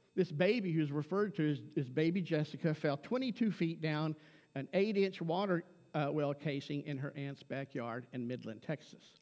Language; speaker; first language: English; native; English